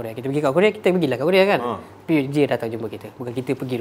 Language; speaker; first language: Malay; native; Malay